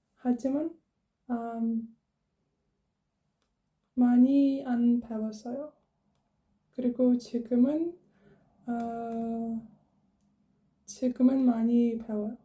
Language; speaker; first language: Korean; non-native, learner; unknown